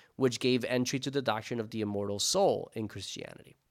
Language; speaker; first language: English; native; English